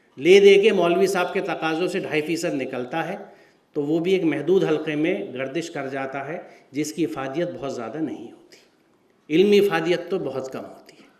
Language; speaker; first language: Urdu; native; Urdu